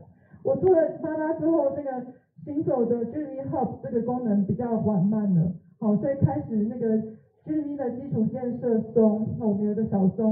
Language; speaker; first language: Chinese; native; Chinese